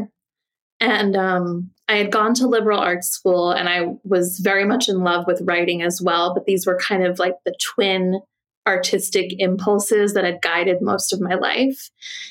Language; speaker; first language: English; native; English